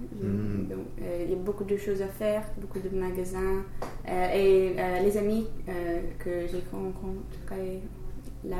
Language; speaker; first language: French; non-native, learner; English